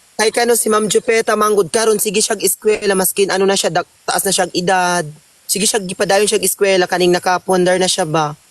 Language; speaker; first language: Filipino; non-native, local second language; Cebuano